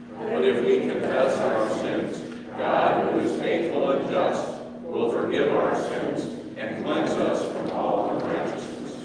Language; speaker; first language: English; native; English